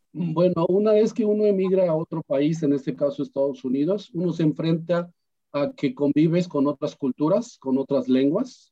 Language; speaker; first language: Spanish; non-native, local second language; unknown